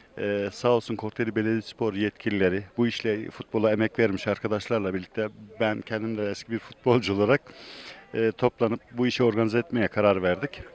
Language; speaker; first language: Turkish; native; Turkish